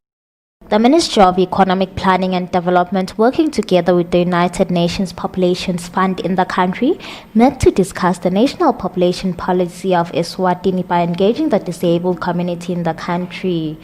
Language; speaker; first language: English; non-native, local second language; Swati